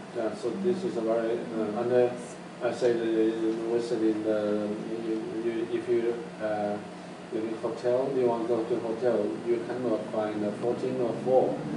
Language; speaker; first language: English; non-native, learner; Chinese